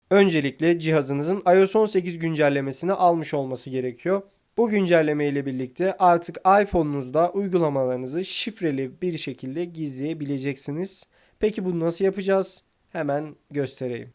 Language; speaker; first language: Turkish; native; Turkish